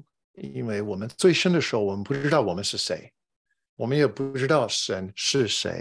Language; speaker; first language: Chinese; non-native, fluent; English